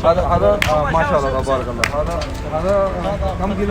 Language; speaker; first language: Arabic; non-native, learner; Malayalam